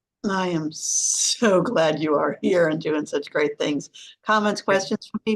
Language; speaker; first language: English; native; English